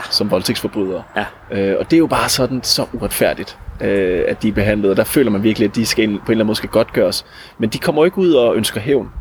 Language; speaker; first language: Danish; native; Danish